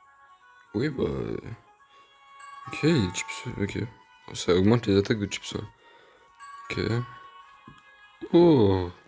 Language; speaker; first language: French; native; French